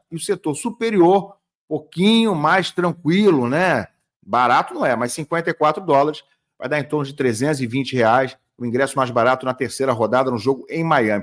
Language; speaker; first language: Portuguese; native; Portuguese